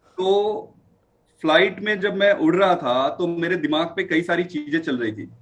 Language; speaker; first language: Hindi; native; Hindi